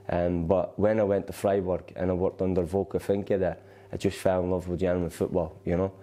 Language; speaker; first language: English; native; English